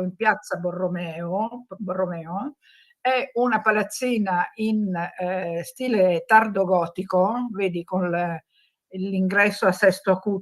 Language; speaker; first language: Italian; native; Italian